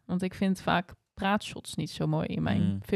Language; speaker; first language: Dutch; native; Dutch